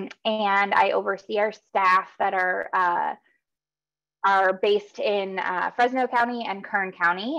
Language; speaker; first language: English; native; English